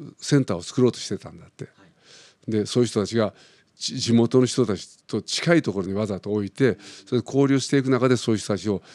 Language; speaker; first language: Japanese; native; Japanese